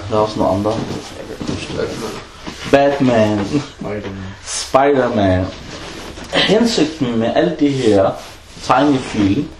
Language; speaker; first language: Danish; early bilingual, other home language; Arabic